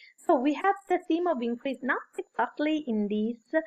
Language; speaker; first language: English; non-native, fluent; Italian